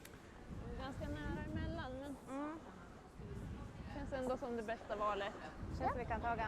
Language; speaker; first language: Swedish; native; Swedish